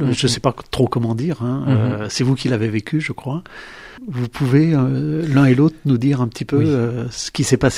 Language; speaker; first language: French; native; French